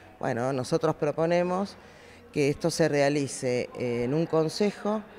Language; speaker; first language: Spanish; native; Spanish